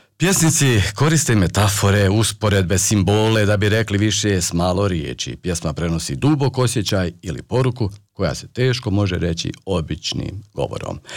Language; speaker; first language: Croatian; native; Croatian